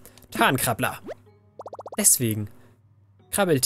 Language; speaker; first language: German; native; German